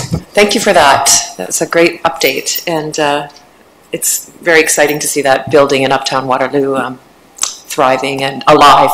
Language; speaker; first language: English; native; English